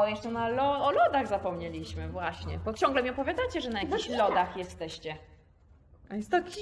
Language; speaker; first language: Polish; native; Polish